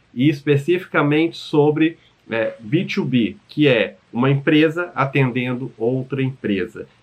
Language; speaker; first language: Portuguese; native; Portuguese